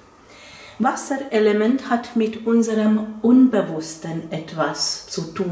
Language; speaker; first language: German; non-native, fluent; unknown